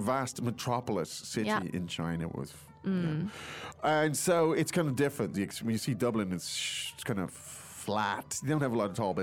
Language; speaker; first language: English; native; English